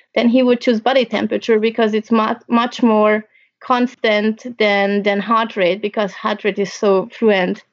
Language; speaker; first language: English; early bilingual, other home language; Hungarian